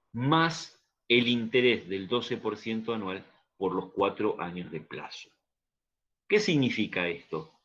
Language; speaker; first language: Spanish; native; Spanish